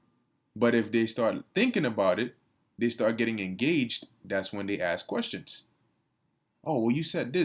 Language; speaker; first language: English; native; English